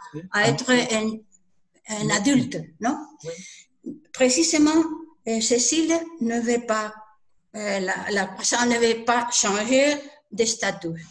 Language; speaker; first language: French; non-native, learner; Spanish